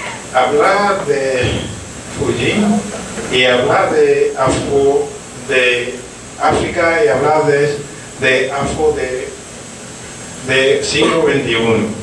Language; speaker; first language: Spanish; non-native, learner; French